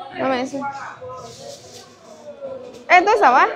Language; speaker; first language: Chinese; non-native, fluent; Indonesian